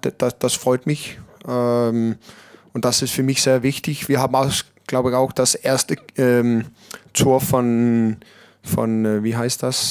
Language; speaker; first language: German; non-native, learner; Danish